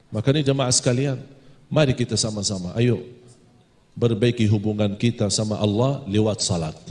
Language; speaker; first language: Malay; non-native, fluent; Arabic